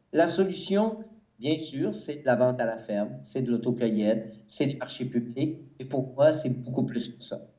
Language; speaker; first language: French; native; French